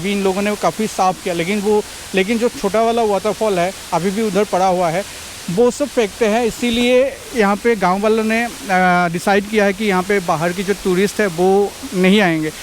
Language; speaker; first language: Hindi; non-native, local second language; Assamese